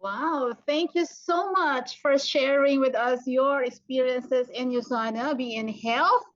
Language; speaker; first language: English; non-native, local second language; Filipino